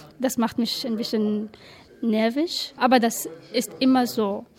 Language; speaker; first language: German; non-native, learner; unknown